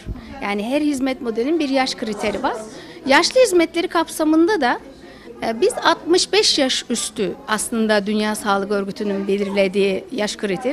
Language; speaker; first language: Turkish; native; Turkish